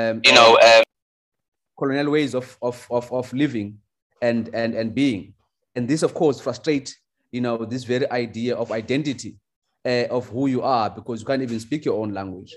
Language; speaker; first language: English; non-native, local second language; Xhosa